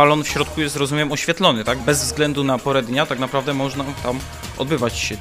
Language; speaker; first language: Polish; native; Polish